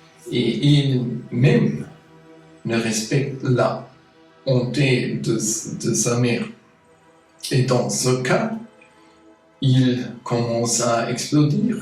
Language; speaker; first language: French; non-native, fluent; German